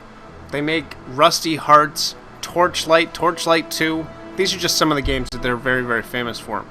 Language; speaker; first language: English; native; English